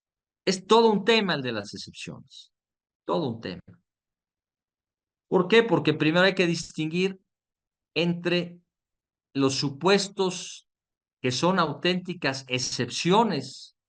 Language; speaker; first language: Spanish; native; Spanish